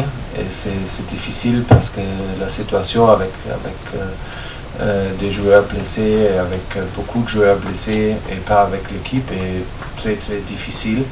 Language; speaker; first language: French; non-native, learner; German